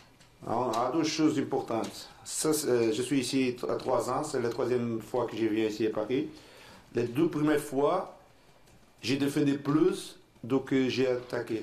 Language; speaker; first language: French; non-native, learner; Portuguese